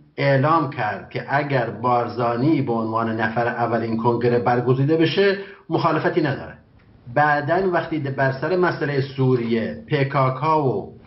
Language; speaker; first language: Persian; non-native, local second language; Kurdish